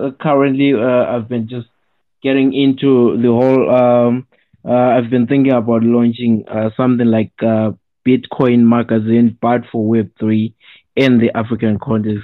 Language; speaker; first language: English; non-native, local second language; Shona